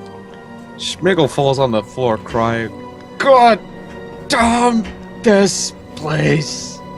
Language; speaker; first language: English; native; English